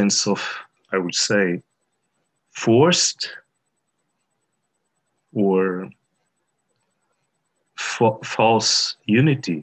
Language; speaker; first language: English; non-native, fluent; Portuguese